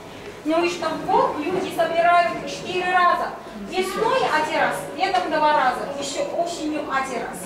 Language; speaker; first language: Russian; non-native, learner; Chinese